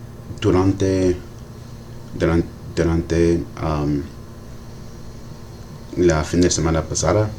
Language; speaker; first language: Spanish; non-native, learner; English